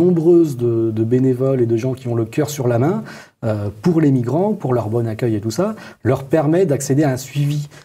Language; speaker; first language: French; native; French